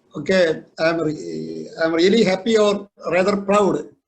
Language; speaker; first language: English; non-native, local second language; Malayalam